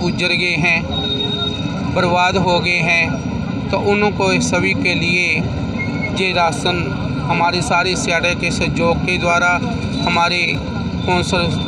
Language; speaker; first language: Hindi; non-native, local second language; Punjabi